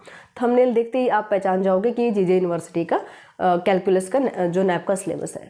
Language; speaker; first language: Hindi; native; Hindi